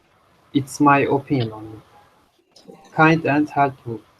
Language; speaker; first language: English; non-native, learner; Turkish